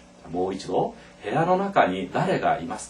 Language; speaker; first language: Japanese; non-native, fluent; Korean